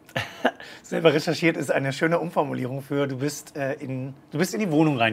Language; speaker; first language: German; native; German